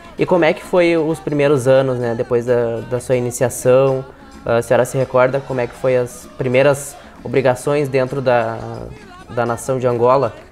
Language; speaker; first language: Portuguese; native; Portuguese